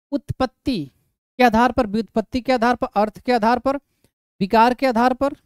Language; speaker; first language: Hindi; native; Hindi